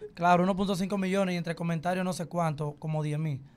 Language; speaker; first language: Spanish; native; Spanish